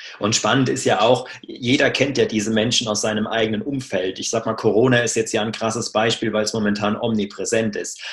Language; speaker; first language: German; native; German